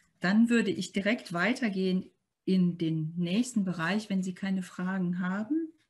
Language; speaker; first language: German; native; German